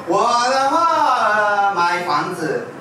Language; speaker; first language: Chinese; non-native, fluent; Japanese